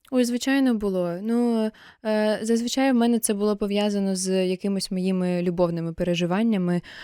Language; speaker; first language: Ukrainian; non-native, local second language; Russian